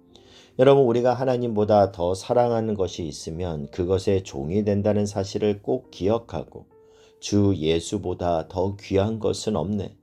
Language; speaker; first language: Korean; native; Korean